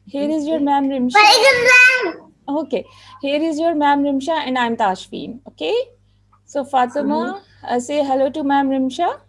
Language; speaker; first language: English; non-native, local second language; Urdu